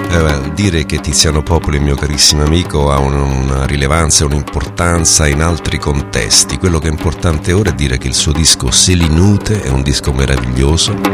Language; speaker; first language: Italian; native; Italian